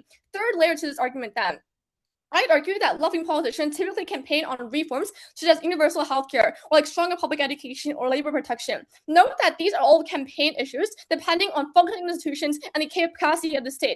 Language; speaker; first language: English; non-native, fluent; Chinese